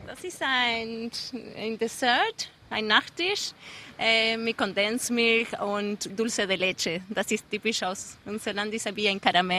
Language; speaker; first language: German; non-native, learner; Spanish